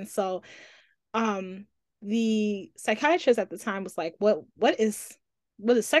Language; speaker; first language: English; native; English